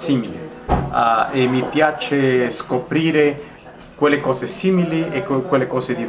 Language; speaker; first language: Italian; non-native, fluent; Spanish